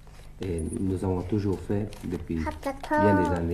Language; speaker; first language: French; early bilingual, other home language; Thai